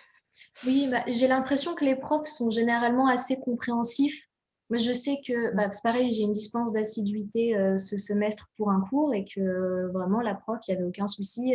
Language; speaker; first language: French; native; French